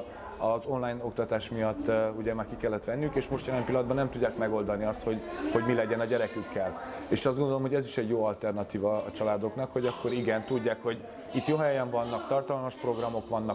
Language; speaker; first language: Hungarian; native; Hungarian